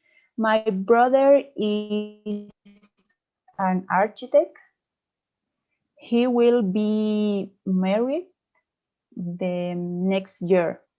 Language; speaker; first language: English; non-native, learner; Spanish